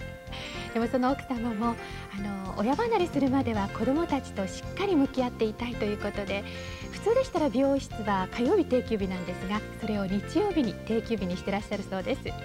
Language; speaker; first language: Japanese; native; Japanese